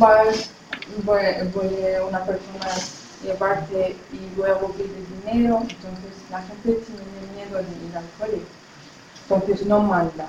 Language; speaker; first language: Spanish; non-native, fluent; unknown